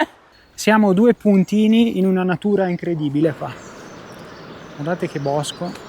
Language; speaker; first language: Italian; native; Italian